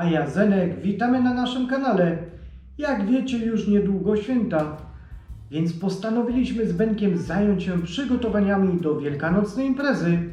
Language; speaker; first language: Polish; native; Polish